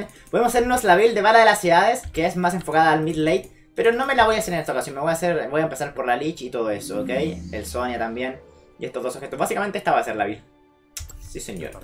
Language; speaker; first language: Spanish; native; Spanish